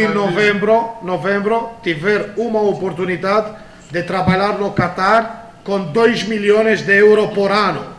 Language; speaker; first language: Portuguese; non-native, fluent; Romanian